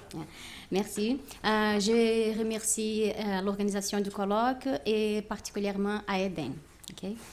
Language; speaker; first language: French; non-native, fluent; Portuguese